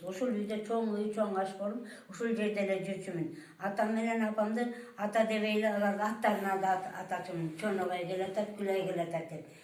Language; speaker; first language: Kyrgyz; native; Kyrgyz